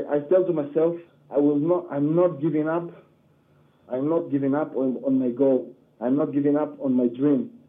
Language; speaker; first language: English; non-native, learner; Hebrew